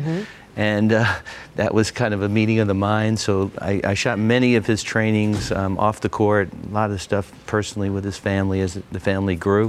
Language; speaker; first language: English; native; English